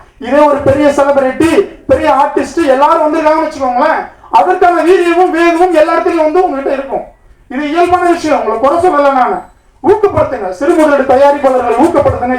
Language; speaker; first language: Tamil; native; Tamil